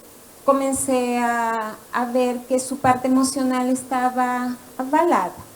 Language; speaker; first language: Portuguese; non-native, learner; Spanish